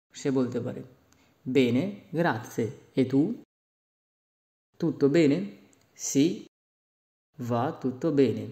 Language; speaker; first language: Italian; non-native, fluent; Bangla